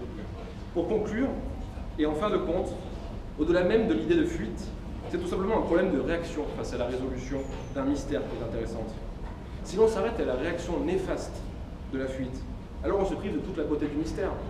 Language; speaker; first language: French; native; French